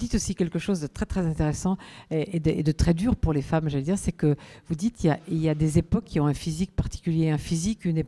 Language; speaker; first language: French; native; French